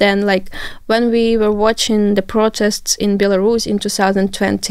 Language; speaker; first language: English; non-native, fluent; Ukrainian